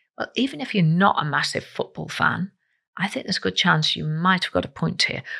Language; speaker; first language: English; native; English